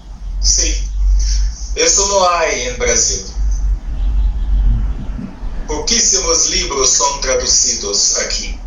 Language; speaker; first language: Spanish; non-native, learner; Portuguese